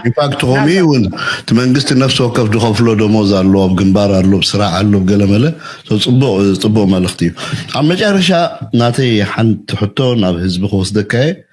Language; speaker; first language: Tigrinya; native; Tigrinya